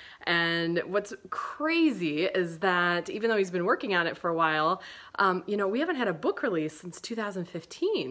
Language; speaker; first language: English; native; English